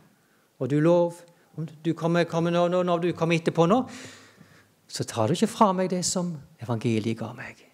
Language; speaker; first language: Norwegian; native; Norwegian